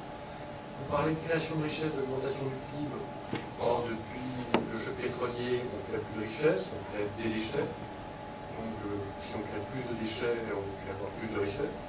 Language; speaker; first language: French; native; French